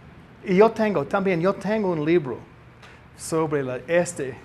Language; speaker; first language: Spanish; non-native, learner; English